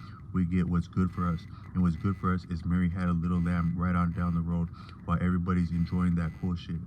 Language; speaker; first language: English; native; English